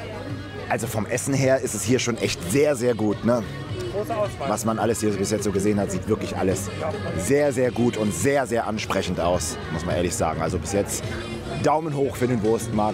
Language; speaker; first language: German; native; German